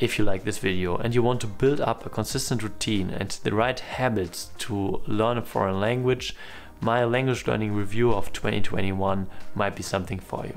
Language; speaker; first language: English; non-native, fluent; German